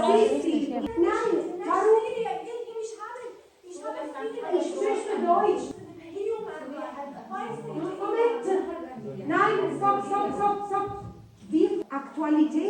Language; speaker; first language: German; non-native, learner; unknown